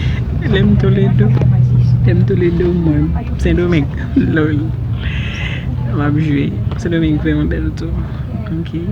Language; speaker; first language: French; non-native, learner; Haitian Creole